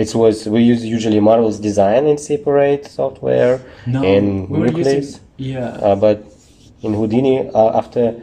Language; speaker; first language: English; non-native, learner; Russian